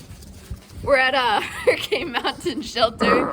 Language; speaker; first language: English; native; English